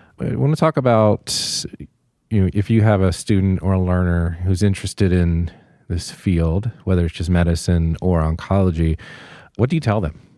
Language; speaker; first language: English; native; English